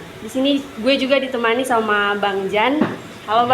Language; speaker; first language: Indonesian; native; Indonesian